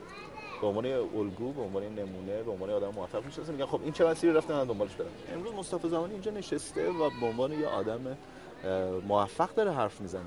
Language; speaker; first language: Persian; native; Persian